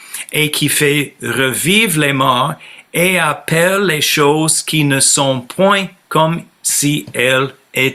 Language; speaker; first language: French; non-native, fluent; English